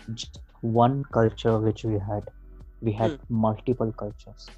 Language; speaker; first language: English; non-native, local second language; Hindi